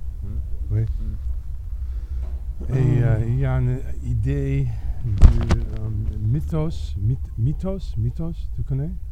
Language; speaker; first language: French; non-native, fluent; English